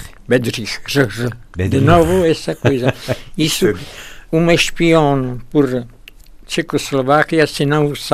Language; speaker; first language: Portuguese; non-native, fluent; Czech